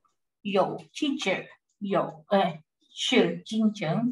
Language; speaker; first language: Chinese; non-native, learner; Malay